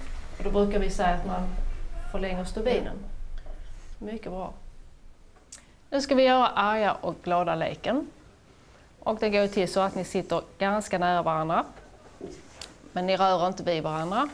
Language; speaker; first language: Swedish; native; Swedish